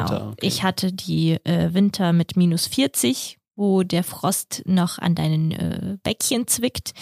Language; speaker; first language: German; early bilingual, other home language; Russian